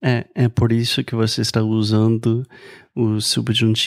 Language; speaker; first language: Portuguese; non-native, fluent; English